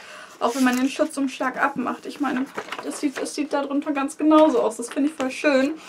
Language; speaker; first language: German; native; German